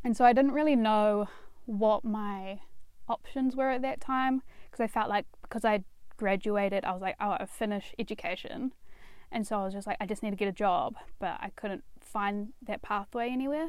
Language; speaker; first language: English; native; English